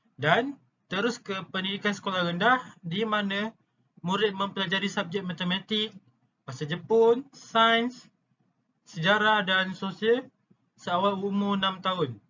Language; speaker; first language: Malay; native; Malay